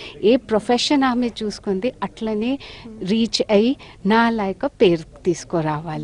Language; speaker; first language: Telugu; non-native, local second language; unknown